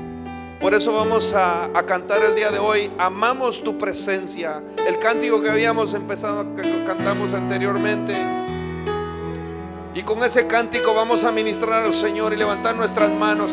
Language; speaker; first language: Spanish; native; Spanish